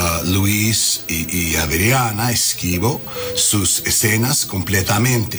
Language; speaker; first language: Spanish; non-native, learner; English